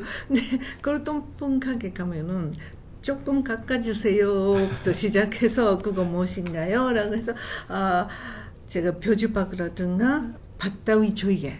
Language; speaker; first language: Korean; non-native, fluent; Japanese